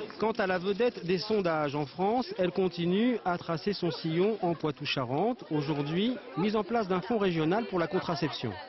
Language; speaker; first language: French; native; French